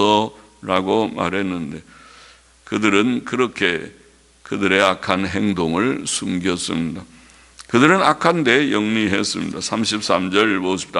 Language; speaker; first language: Korean; native; Korean